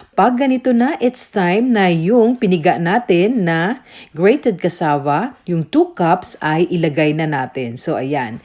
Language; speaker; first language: Filipino; non-native, local second language; Cebuano